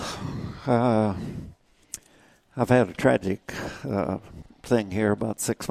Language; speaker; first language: English; native; English